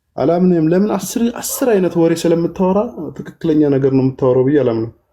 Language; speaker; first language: Amharic; native; Amharic